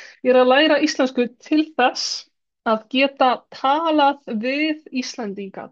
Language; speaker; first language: Icelandic; non-native, fluent; Polish